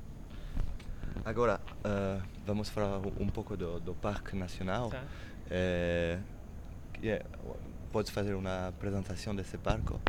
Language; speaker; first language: Spanish; non-native, learner; French